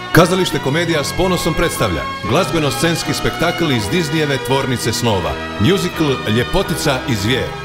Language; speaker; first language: Croatian; native; Croatian